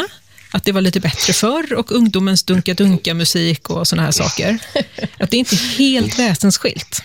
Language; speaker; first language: Swedish; native; Swedish